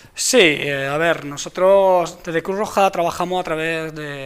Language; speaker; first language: Spanish; native; Spanish